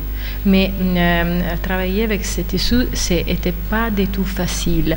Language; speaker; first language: French; non-native, fluent; Italian